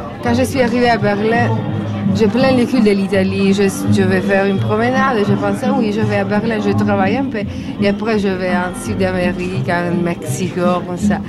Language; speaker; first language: French; non-native, learner; Italian